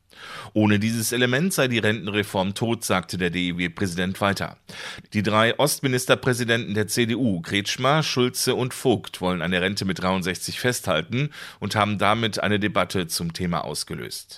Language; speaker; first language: German; native; German